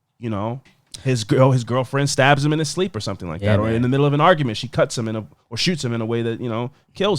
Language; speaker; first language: English; native; English